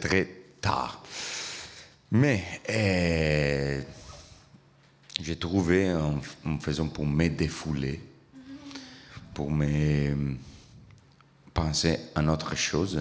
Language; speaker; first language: French; non-native, learner; Italian